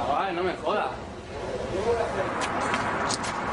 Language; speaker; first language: Spanish; native; Spanish